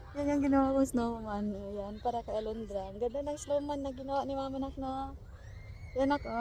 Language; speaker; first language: Filipino; native; Filipino